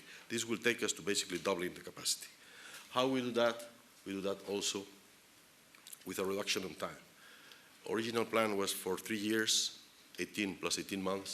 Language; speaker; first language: English; non-native, fluent; Spanish